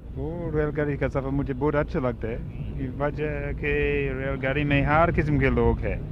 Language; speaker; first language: Urdu; non-native, fluent; English